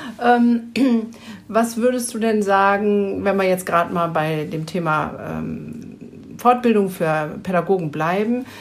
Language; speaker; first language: German; native; German